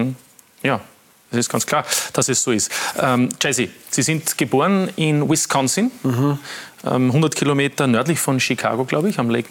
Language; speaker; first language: German; native; German